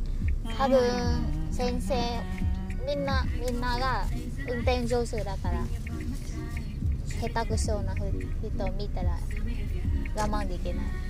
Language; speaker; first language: Japanese; non-native, learner; Vietnamese